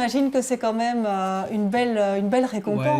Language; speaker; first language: French; native; French